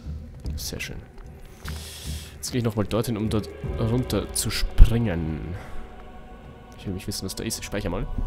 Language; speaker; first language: German; native; German